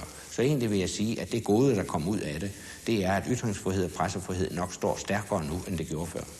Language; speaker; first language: Danish; native; Danish